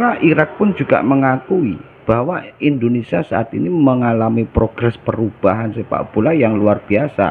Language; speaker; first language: Indonesian; native; Indonesian